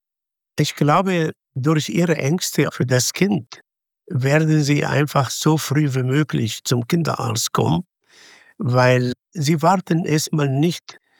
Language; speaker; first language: German; non-native, fluent; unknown